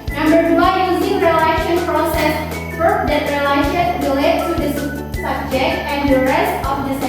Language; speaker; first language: English; non-native, local second language; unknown